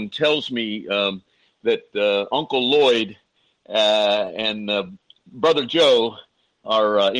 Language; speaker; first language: English; native; English